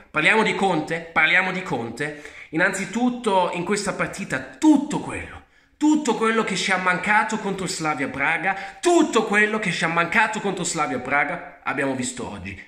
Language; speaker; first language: Italian; early bilingual, heritage; Italian